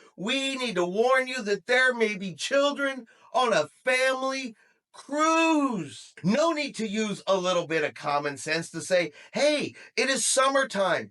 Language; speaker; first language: English; native; English